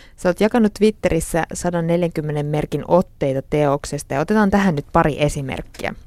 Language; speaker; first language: Finnish; native; Finnish